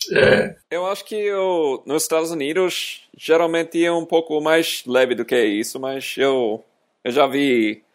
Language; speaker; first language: Portuguese; non-native, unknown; English